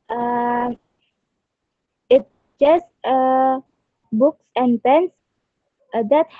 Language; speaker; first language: English; non-native, learner; Indonesian